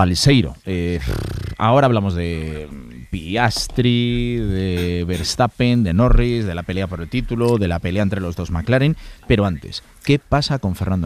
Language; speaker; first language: Spanish; native; Spanish